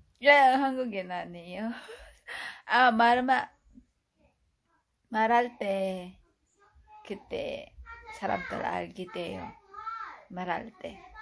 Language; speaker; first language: Korean; non-native, fluent; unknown